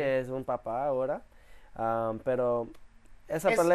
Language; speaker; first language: Spanish; early bilingual, heritage; English